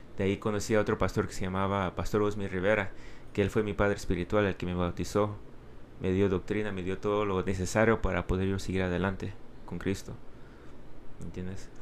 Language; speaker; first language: Spanish; early bilingual, heritage; Spanish